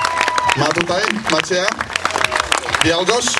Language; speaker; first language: Polish; non-native, learner; Slovak